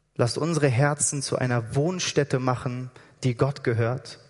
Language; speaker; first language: German; native; German